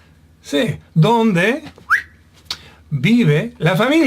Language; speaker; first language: Spanish; non-native, fluent; English